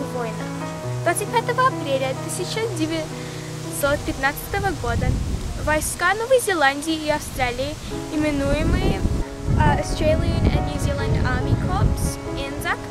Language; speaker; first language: Russian; early bilingual, heritage; Russian